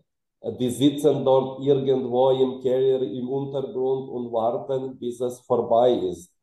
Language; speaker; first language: German; non-native, fluent; Ukrainian